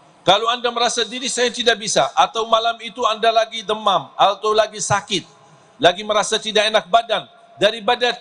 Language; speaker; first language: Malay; non-native, fluent; Arabic